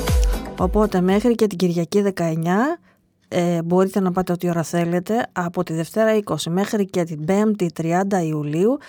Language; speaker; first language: Greek; native; Greek